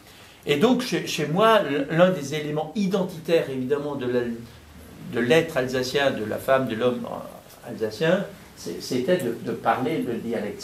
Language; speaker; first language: French; native; French